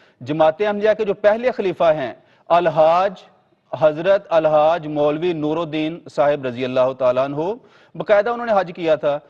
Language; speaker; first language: Urdu; native; Urdu